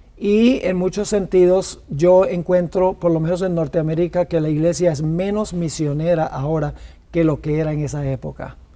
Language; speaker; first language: Spanish; early bilingual, other home language; English